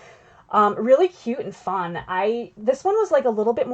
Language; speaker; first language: English; native; English